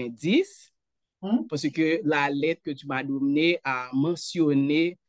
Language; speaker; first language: French; non-native, local second language; Haitian Creole